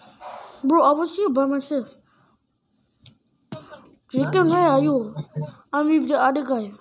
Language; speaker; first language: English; non-native, local second language; Malay